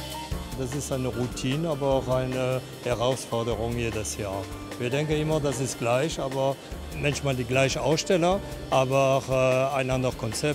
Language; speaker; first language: German; non-native, fluent; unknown